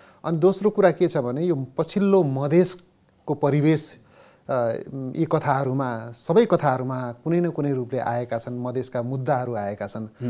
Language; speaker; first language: Nepali; native; Nepali